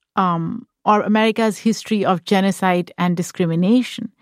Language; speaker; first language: English; non-native, local second language; Urdu